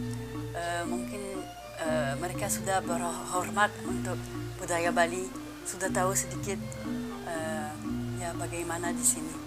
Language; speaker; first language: Indonesian; non-native, learner; French